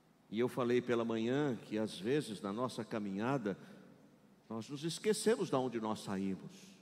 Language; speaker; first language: Portuguese; native; Portuguese